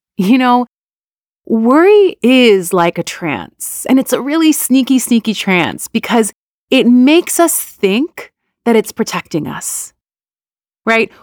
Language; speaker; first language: English; early bilingual, other home language; Persian